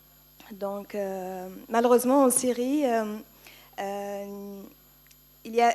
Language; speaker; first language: French; non-native, learner; Arabic